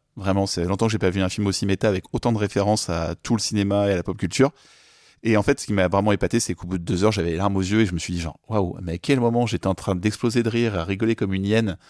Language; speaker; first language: French; native; French